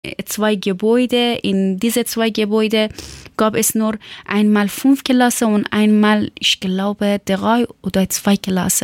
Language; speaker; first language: German; non-native, learner; Persian